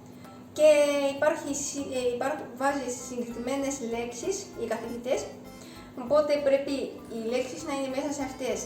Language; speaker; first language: Greek; non-native, fluent; Japanese